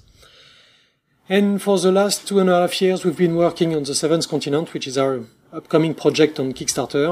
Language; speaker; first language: English; non-native, fluent; French